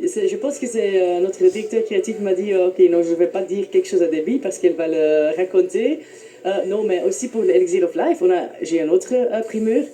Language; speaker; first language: French; non-native, local second language; Dutch